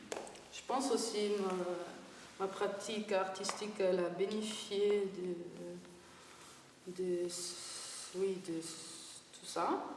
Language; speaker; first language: French; non-native, fluent; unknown